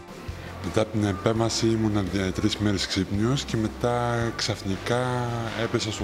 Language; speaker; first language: Greek; early bilingual, heritage; Greek